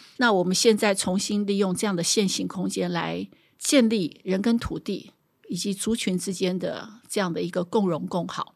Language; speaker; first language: Chinese; native; Chinese